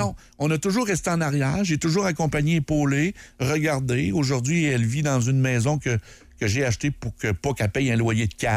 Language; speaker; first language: French; native; French